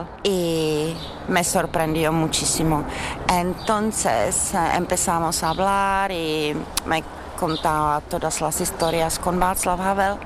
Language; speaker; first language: Spanish; non-native, learner; Czech